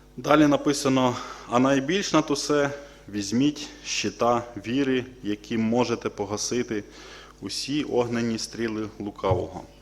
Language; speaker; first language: Ukrainian; native; Ukrainian